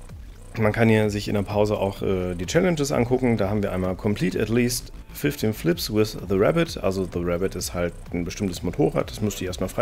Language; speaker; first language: German; native; German